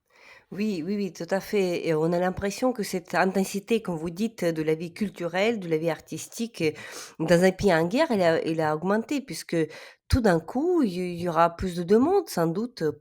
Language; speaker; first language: French; non-native, fluent; Ukrainian